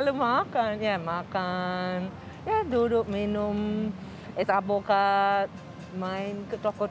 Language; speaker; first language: Indonesian; non-native, fluent; English